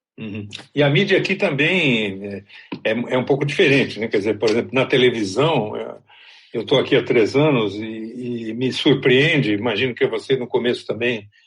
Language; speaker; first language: Portuguese; native; Portuguese